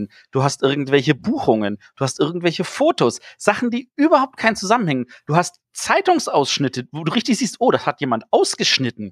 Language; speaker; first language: German; native; German